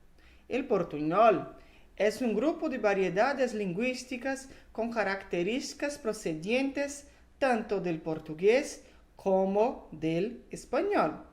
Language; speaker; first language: Spanish; non-native, fluent; Portuguese